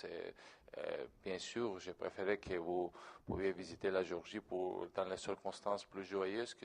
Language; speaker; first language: French; non-native, learner; Georgian